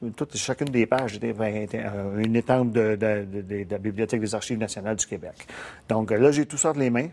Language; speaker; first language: French; native; French